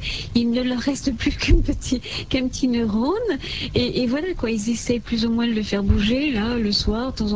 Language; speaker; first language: French; native; French